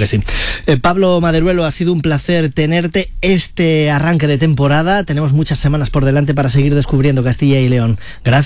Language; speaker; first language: Spanish; native; Spanish